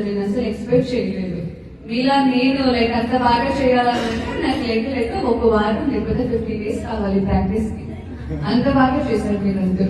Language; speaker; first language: Telugu; non-native, fluent; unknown